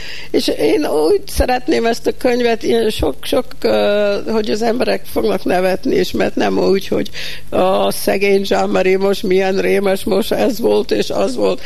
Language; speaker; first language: Hungarian; early bilingual, heritage; Hungarian